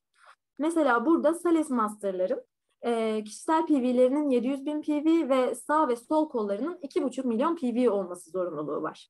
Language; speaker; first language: Turkish; native; Turkish